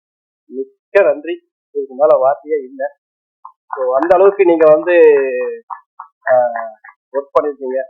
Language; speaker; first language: Tamil; native; Tamil